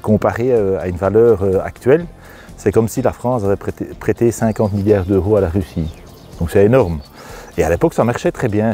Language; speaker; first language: French; native; French